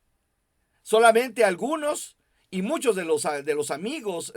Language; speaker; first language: Spanish; native; Spanish